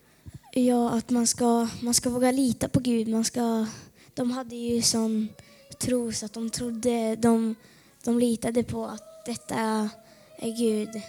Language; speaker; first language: Swedish; native; Swedish